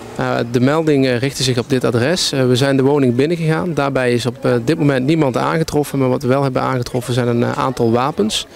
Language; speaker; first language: Dutch; native; Dutch